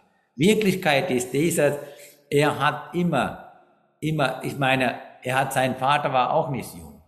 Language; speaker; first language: German; non-native, fluent; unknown